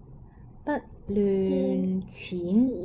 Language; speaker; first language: Chinese; non-native, local second language; Cantonese